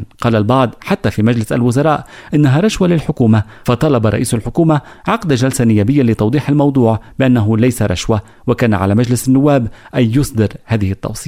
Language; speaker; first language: Arabic; native; Arabic